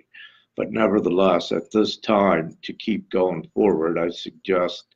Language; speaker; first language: English; native; English